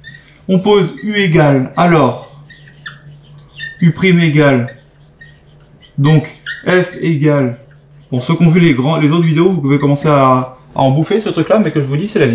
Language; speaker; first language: French; native; French